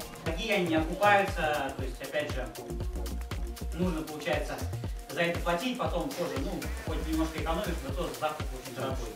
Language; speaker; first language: Russian; native; Russian